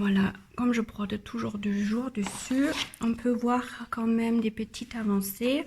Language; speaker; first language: French; non-native, learner; German